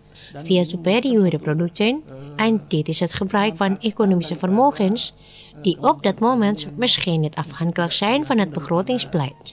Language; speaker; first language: Dutch; non-native, fluent; Indonesian